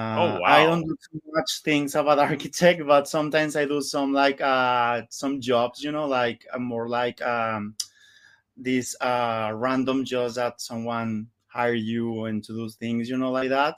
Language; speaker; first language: English; non-native, learner; Spanish